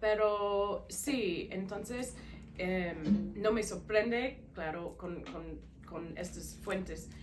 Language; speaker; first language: Spanish; non-native, fluent; English